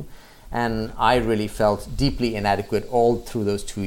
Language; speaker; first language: English; non-native, local second language; Hindi